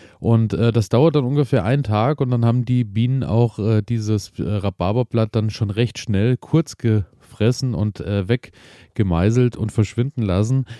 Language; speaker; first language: German; native; German